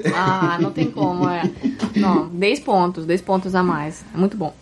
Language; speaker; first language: Portuguese; non-native, fluent; Russian